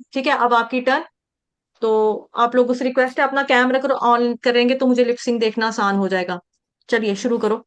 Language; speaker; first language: Hindi; native; Hindi